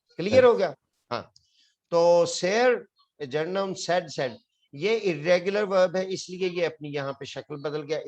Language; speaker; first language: Urdu; non-native, local second language; Punjabi